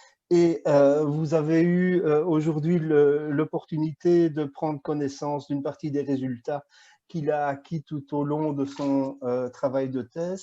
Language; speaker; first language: French; native; French